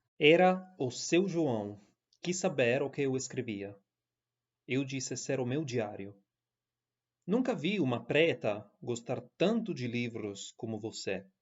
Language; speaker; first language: Portuguese; non-native, fluent; Italian